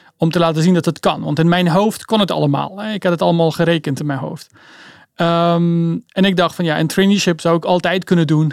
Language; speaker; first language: Dutch; early bilingual, other home language; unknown